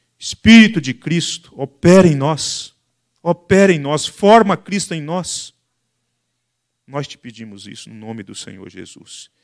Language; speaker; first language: Portuguese; native; Portuguese